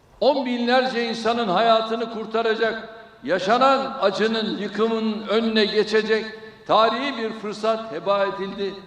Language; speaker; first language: Turkish; native; Turkish